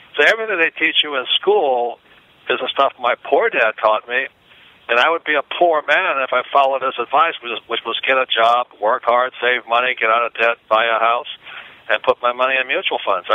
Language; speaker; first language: English; native; English